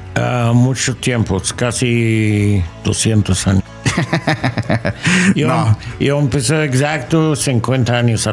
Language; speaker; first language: Spanish; non-native, learner; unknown